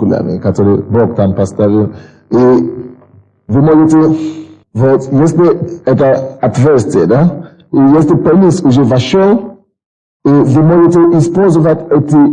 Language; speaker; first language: Russian; non-native, fluent; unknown